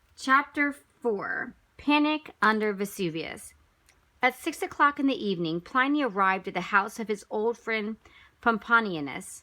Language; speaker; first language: English; native; English